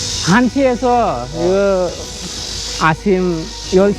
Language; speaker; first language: Korean; non-native, learner; Bangla